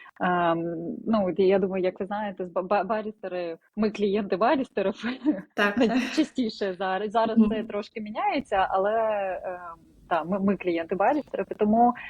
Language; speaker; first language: Ukrainian; non-native, local second language; Russian